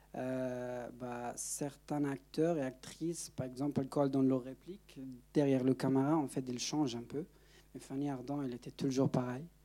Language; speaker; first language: French; non-native, learner; Persian